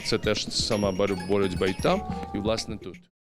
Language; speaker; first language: Ukrainian; non-native, learner; Georgian